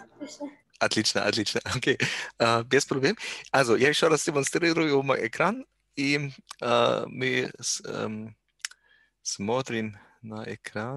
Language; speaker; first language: Russian; non-native, learner; German